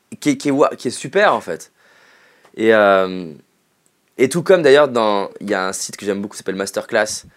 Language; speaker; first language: French; native; French